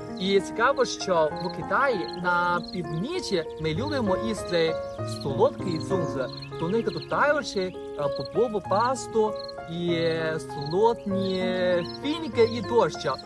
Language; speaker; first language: Ukrainian; non-native, fluent; Chinese